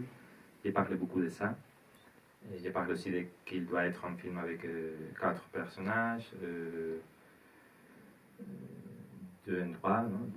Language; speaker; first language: French; non-native, learner; Spanish